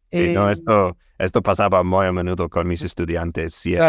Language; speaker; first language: Spanish; non-native, fluent; English